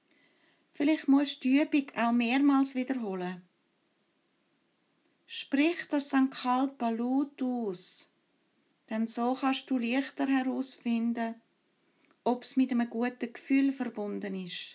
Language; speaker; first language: German; native; German